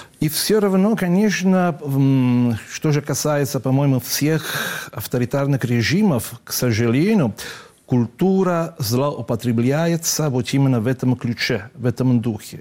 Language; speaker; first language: Russian; non-native, fluent; Italian